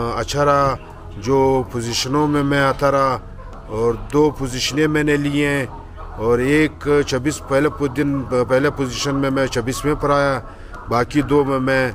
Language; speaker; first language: Urdu; non-native, local second language; Pashto